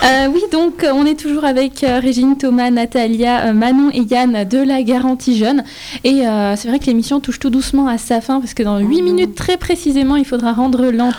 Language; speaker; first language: French; native; French